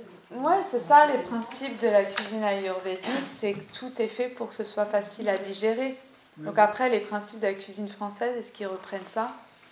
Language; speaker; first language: French; native; French